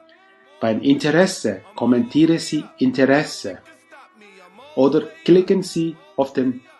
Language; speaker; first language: German; non-native, learner; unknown